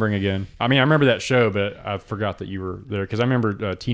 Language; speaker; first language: English; native; English